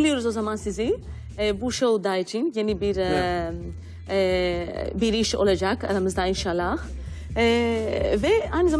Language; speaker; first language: Turkish; non-native, fluent; Greek